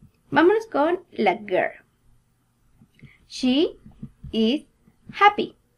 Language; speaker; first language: English; non-native, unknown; Spanish